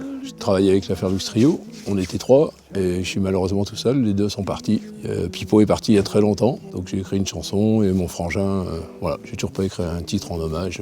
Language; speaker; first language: French; native; French